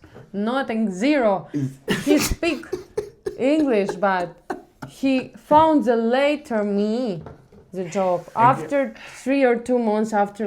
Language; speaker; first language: English; non-native, learner; Ukrainian